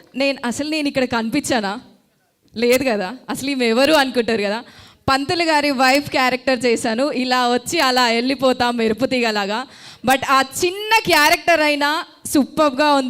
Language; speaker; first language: Telugu; native; Telugu